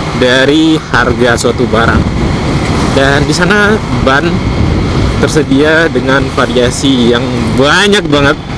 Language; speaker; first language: Indonesian; native; Indonesian